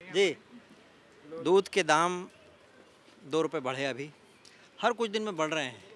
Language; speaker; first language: Hindi; native; Hindi